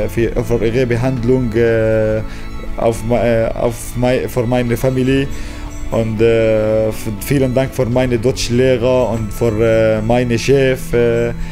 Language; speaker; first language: German; non-native, learner; Arabic